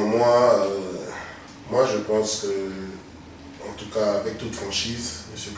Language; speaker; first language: French; non-native, local second language; Lingala